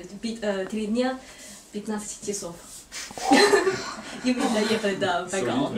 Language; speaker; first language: Russian; non-native, fluent; Chinese